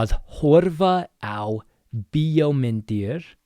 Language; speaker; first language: Icelandic; non-native, fluent; English